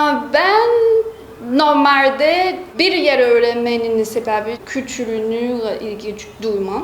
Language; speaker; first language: Turkish; non-native, learner; Chinese